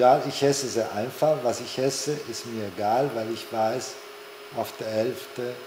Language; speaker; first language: German; non-native, fluent; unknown